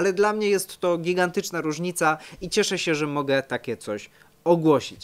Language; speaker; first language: Polish; native; Polish